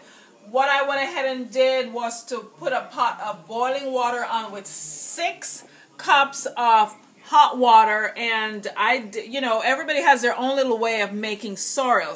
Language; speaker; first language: English; native; English